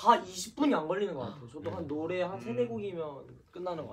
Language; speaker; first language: Korean; native; Korean